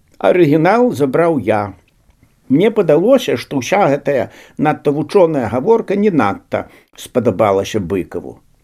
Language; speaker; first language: Belarusian; native; Belarusian